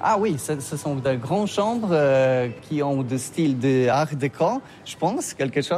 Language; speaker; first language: French; non-native, fluent; Polish